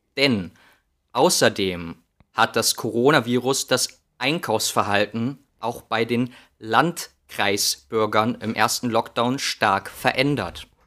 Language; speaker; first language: German; native; German